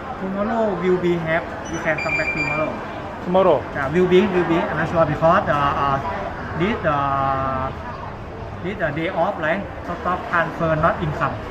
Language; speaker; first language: English; non-native, learner; Thai